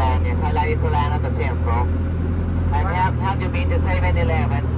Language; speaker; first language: English; non-native, fluent; Thai